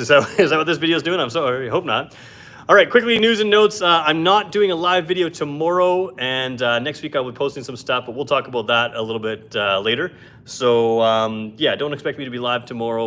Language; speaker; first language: English; native; English